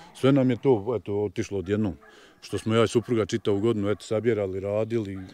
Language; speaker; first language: Croatian; native; Croatian